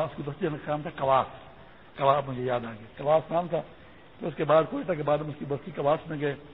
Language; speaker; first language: Urdu; non-native, local second language; Pashto